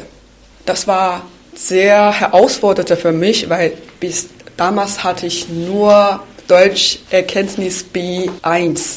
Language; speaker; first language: German; non-native, fluent; Chinese